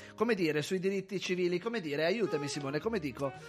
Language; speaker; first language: Italian; native; Italian